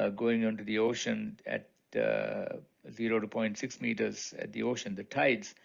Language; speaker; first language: English; non-native, local second language; Sinhala